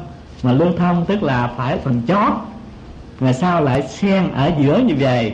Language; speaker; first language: Vietnamese; native; Vietnamese